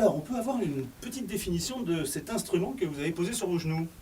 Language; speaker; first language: French; native; French